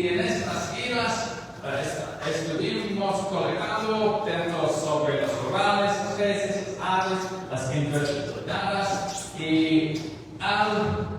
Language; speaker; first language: Spanish; non-native, learner; English